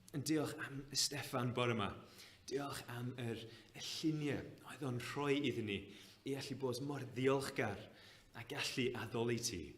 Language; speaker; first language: Welsh; native; Welsh